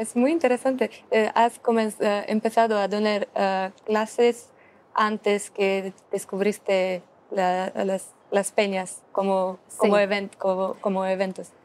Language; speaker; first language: Spanish; non-native, learner; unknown